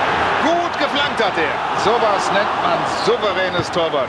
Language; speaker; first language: German; native; German